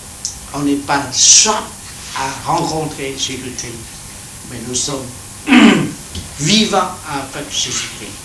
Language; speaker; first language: French; non-native, learner; Vietnamese